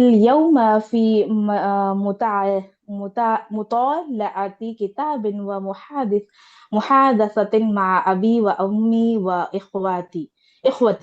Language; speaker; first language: Arabic; non-native, learner; Urdu